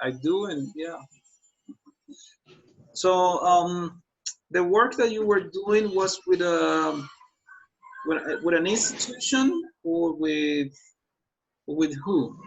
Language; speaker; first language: English; non-native, fluent; Spanish